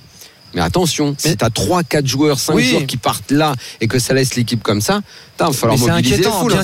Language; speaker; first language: French; native; French